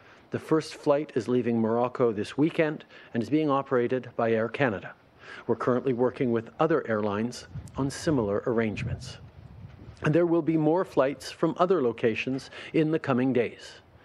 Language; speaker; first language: English; early bilingual, other home language; French